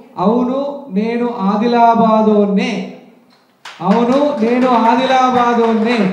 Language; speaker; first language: Telugu; native; Telugu